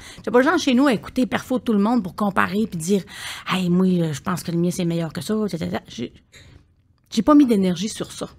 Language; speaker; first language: French; native; French